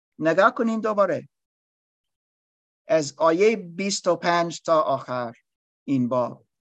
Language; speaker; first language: Persian; non-native, learner; English